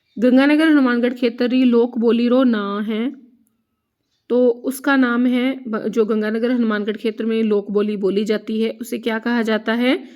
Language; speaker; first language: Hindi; native; Hindi